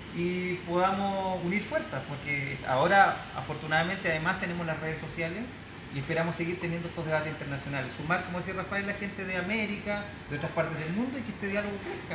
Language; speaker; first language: Spanish; native; Spanish